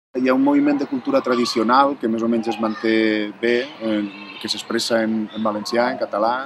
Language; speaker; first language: Catalan; native; Catalan